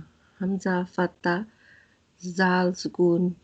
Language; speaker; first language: Arabic; non-native, learner; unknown